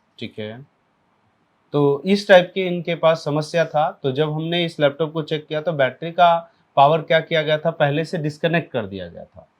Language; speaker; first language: Hindi; native; Hindi